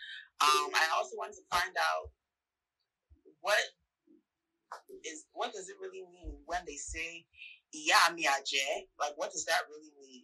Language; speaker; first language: English; non-native, local second language; Yoruba